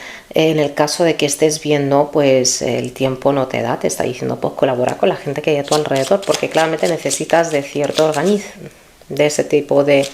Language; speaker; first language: Spanish; native; Spanish